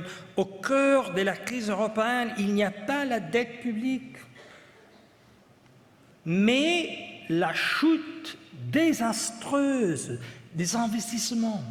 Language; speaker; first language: French; non-native, fluent; Italian